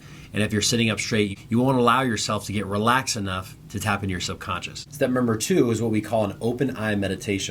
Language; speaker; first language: English; native; English